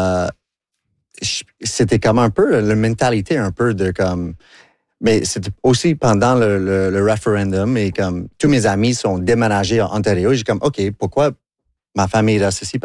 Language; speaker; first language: French; non-native, local second language; English